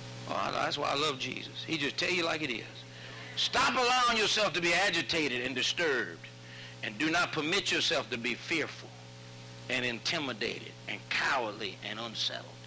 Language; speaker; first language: English; native; English